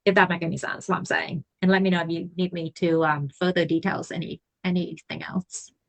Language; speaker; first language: English; non-native, fluent; Vietnamese